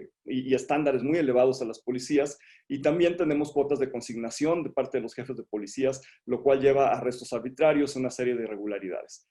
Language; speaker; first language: Spanish; native; Spanish